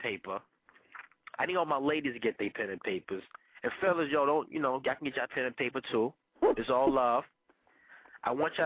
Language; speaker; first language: English; non-native, fluent; Spanish